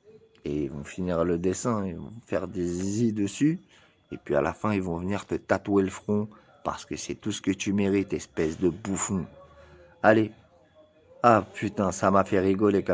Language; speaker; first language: French; native; French